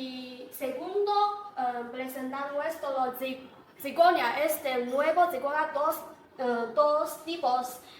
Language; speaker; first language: Spanish; non-native, learner; Chinese